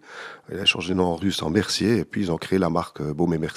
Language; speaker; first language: French; native; French